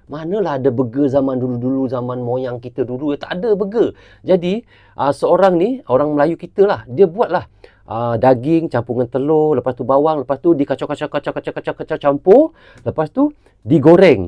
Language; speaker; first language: Malay; native; Malay